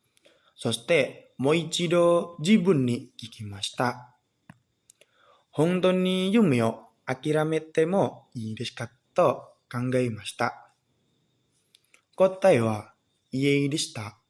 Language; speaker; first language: Japanese; non-native, learner; Indonesian